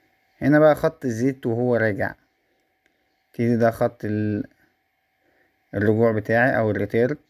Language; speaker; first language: Arabic; native; Arabic